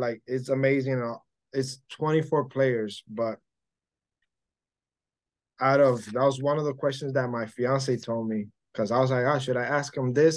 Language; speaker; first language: English; non-native, local second language; Spanish